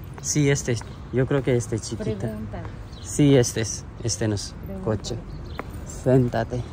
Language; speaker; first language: Spanish; non-native, learner; Urdu